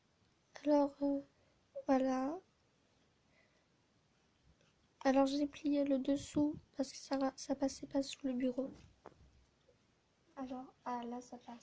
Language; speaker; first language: French; native; French